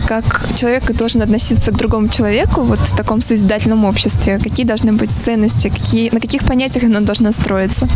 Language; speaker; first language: Russian; native; Russian